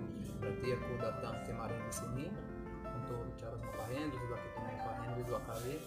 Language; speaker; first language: Indonesian; non-native, fluent; Portuguese